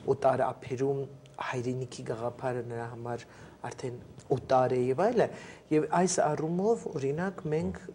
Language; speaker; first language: Armenian; native; Armenian